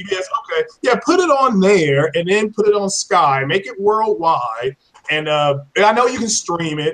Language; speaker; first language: English; native; English